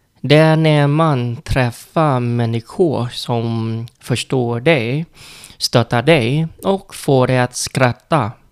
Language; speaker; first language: Swedish; non-native, learner; Vietnamese